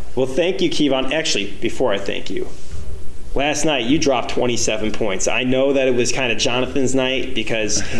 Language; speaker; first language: English; native; English